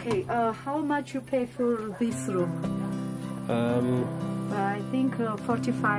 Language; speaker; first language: English; non-native, learner; Georgian